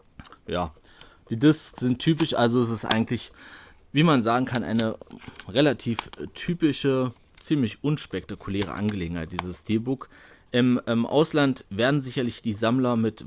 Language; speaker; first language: German; native; German